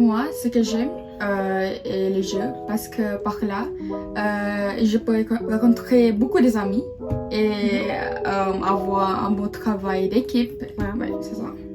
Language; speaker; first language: French; non-native, fluent; Malay